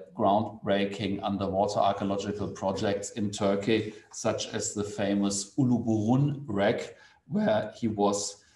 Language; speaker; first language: English; non-native, fluent; German